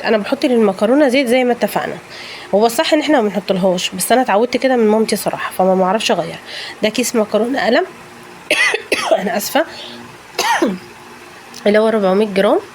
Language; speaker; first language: Arabic; native; Arabic